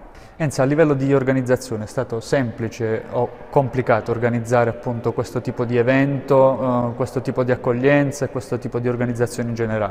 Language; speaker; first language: Italian; native; Italian